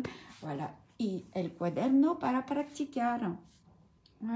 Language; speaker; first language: Spanish; non-native, learner; French